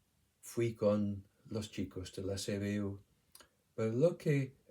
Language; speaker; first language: Spanish; non-native, fluent; English